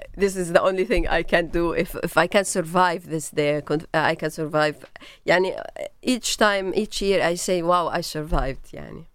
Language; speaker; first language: English; non-native, learner; Arabic